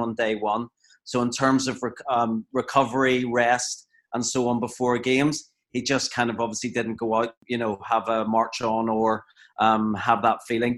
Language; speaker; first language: English; native; English